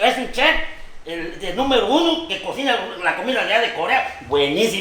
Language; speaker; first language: Spanish; native; Spanish